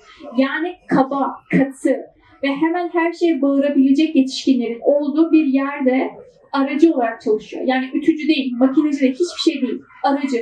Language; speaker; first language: Turkish; native; Turkish